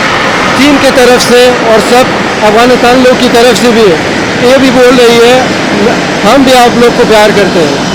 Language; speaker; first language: Hindi; non-native, fluent; Persian